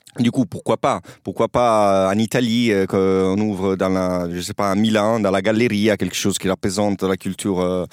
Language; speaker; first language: French; non-native, fluent; Italian